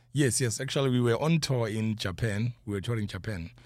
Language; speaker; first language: English; non-native, local second language; Zulu